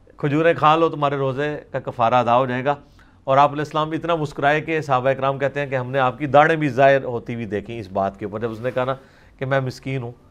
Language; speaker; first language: Urdu; native; Urdu